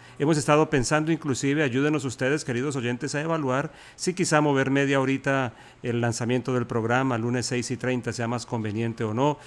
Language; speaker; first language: Spanish; native; Spanish